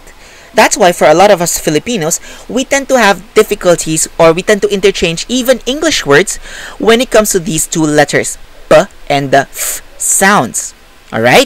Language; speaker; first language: English; non-native, local second language; Filipino